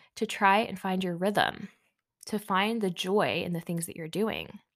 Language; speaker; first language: English; early bilingual, other home language; Hindi